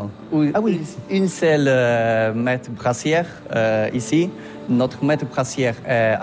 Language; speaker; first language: French; non-native, learner; Polish